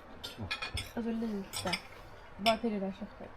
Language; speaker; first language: Swedish; native; Swedish